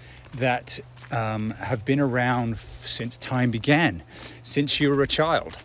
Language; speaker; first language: English; native; English